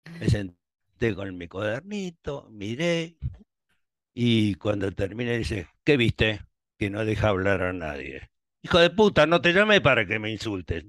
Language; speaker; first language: Spanish; native; Spanish